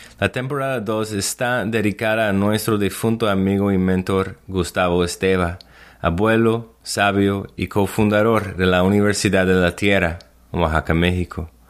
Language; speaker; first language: Spanish; non-native, fluent; English